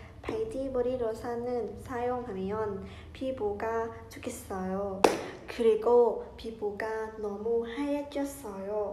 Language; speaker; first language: Korean; non-native, learner; Lao